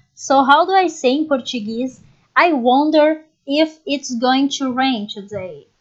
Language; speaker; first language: English; non-native, fluent; Portuguese